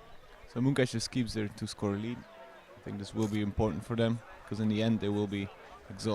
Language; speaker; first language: English; non-native, fluent; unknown